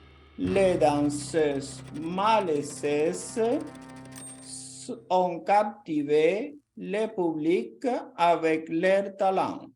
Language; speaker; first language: French; non-native, fluent; Portuguese